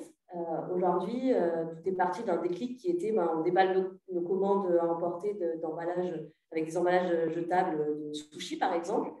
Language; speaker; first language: French; native; French